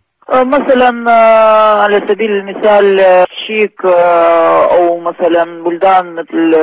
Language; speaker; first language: Arabic; non-native, fluent; Russian